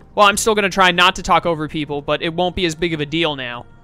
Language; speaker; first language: English; native; English